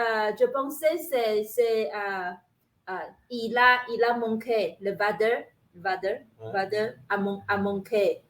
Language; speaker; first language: French; non-native, learner; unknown